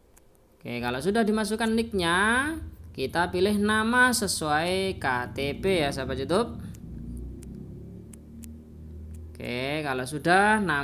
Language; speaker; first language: Indonesian; native; Indonesian